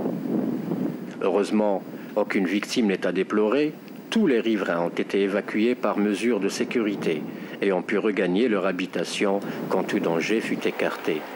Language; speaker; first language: French; non-native, local second language; Arabic